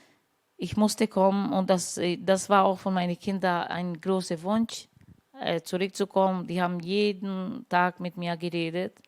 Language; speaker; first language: German; non-native, learner; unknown